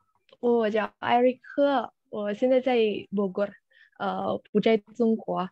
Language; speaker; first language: Chinese; non-native, fluent; Indonesian